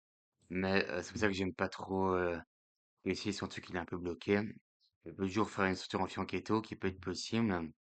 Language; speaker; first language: French; native; French